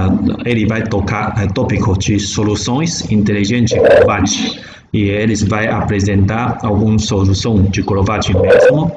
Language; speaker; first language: Portuguese; non-native, learner; Chinese